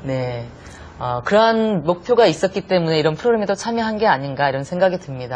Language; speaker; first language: Korean; native; Korean